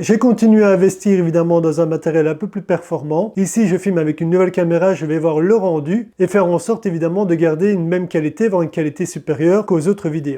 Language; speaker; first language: French; native; French